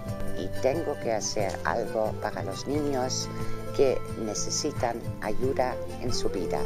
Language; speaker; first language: Spanish; non-native, fluent; Dutch